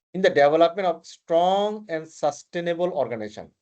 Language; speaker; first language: English; non-native, local second language; Bangla